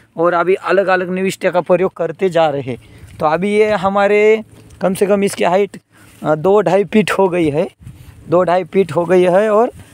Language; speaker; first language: Hindi; non-native, local second language; Marathi